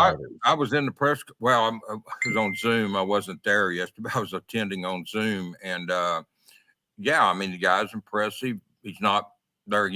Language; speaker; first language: English; native; English